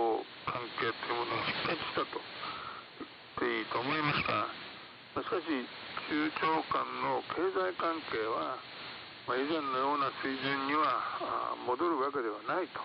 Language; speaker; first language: Japanese; native; Japanese